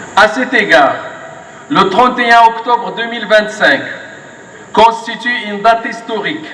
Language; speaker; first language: French; non-native, local second language; Arabic